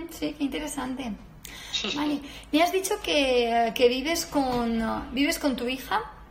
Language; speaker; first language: Spanish; native; Spanish